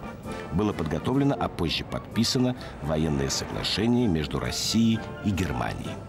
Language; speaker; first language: Russian; native; Russian